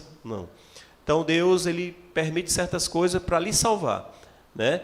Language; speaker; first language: Portuguese; native; Portuguese